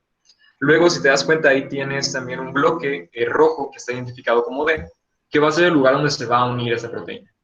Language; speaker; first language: Spanish; native; Spanish